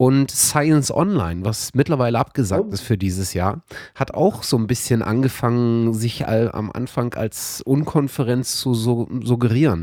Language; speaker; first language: German; native; German